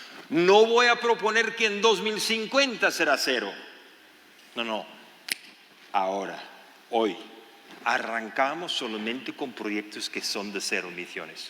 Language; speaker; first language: Spanish; non-native, fluent; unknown